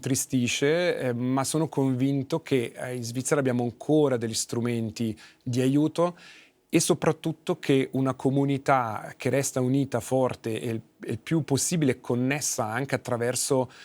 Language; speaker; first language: Italian; native; Italian